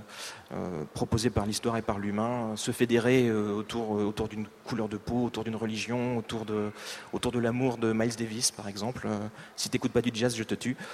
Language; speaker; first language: French; native; French